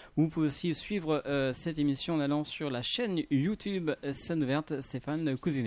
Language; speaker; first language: French; native; French